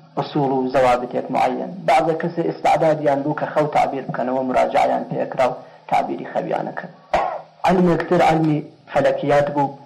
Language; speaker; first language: Central Kurdish; native; Central Kurdish